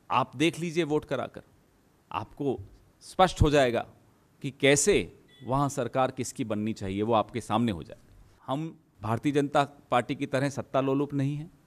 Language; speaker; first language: Hindi; native; Hindi